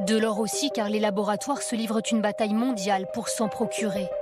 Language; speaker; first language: French; native; French